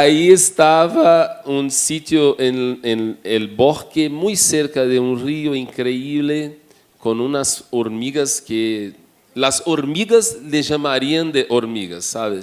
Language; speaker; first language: Spanish; non-native, fluent; Portuguese